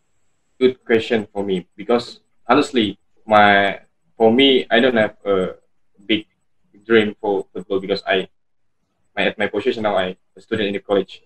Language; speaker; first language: English; non-native, learner; Indonesian